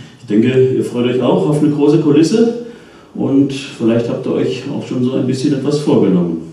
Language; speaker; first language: German; native; German